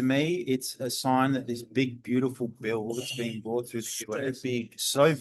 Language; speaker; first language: English; native; English